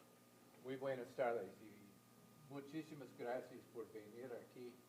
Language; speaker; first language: Spanish; non-native, fluent; English